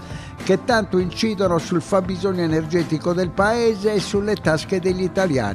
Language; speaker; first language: Italian; native; Italian